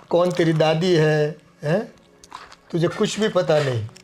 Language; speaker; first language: Hindi; non-native, local second language; Gujarati